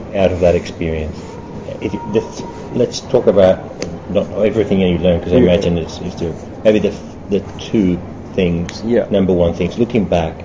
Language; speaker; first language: English; early bilingual, other home language; German